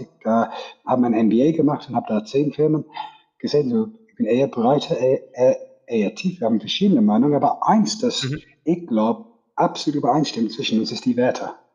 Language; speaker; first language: German; non-native, fluent; English